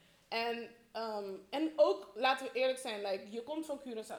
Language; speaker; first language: Dutch; early bilingual, heritage; Dutch